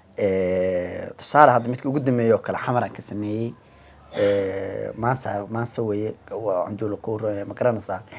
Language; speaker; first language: Somali; early bilingual, heritage; Somali